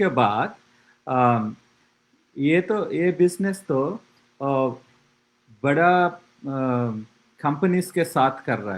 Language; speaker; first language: Hindi; non-native, local second language; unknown